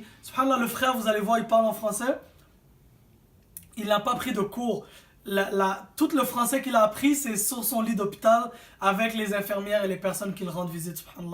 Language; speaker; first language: French; native; French